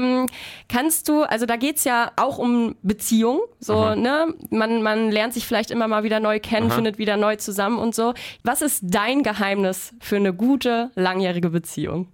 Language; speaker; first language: German; native; German